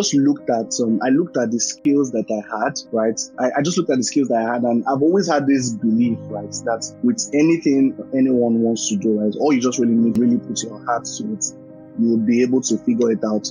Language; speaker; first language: English; non-native, local second language; Yoruba